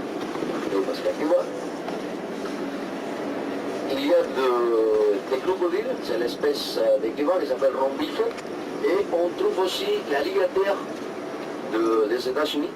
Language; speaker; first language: French; non-native, fluent; Spanish